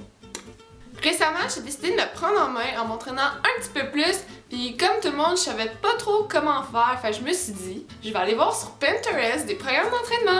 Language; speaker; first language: French; native; French